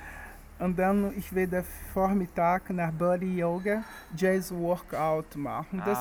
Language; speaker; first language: German; non-native, learner; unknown